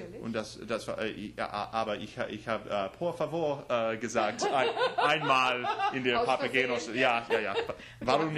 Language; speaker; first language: German; non-native, learner; English